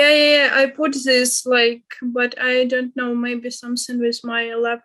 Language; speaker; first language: English; non-native, fluent; Ukrainian